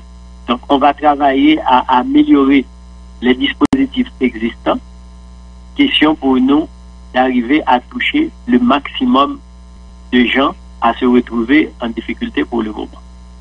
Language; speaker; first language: French; non-native, local second language; Haitian Creole